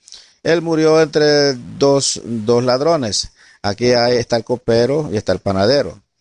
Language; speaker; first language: Spanish; native; Spanish